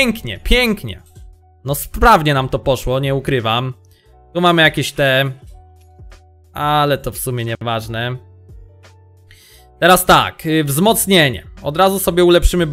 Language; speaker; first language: Polish; native; Polish